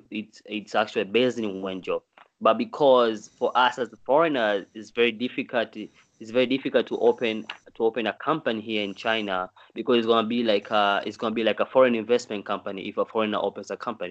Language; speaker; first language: English; non-native, local second language; Swahili